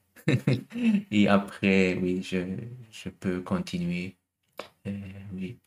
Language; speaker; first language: French; non-native, learner; German